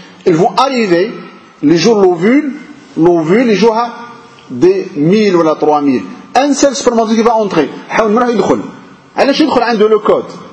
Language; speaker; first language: French; non-native, local second language; Arabic